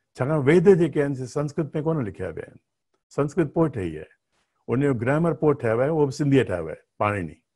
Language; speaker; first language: Sindhi; early bilingual, heritage; Sindhi